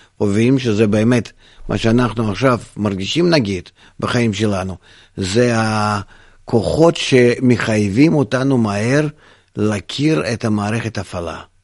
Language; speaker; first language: Hebrew; non-native, fluent; Russian